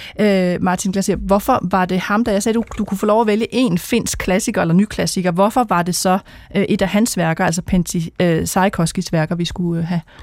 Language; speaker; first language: Danish; native; Danish